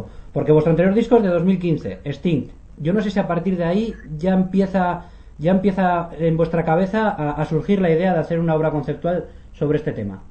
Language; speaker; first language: Spanish; native; Spanish